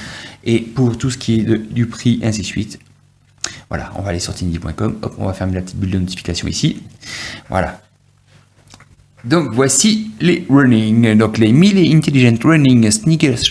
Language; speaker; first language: French; native; French